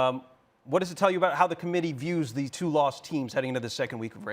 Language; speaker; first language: English; native; English